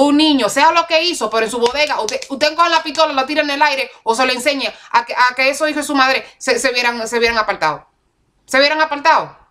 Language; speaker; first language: Spanish; early bilingual, heritage; Spanish